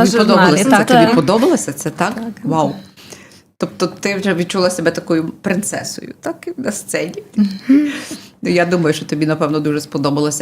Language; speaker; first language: Ukrainian; native; Ukrainian